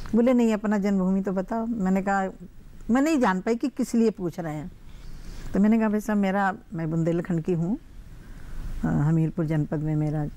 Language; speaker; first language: Hindi; native; Hindi